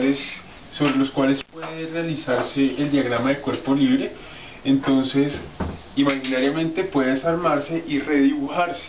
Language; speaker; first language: Spanish; native; Spanish